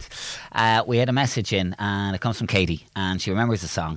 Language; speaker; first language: English; native; English